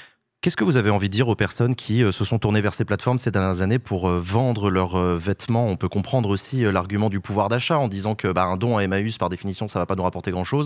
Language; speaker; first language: French; native; French